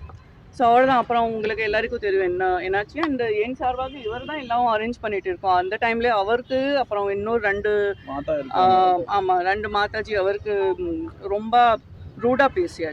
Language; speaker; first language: Tamil; non-native, learner; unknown